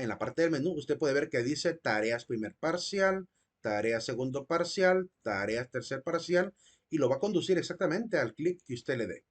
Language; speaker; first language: Spanish; native; Spanish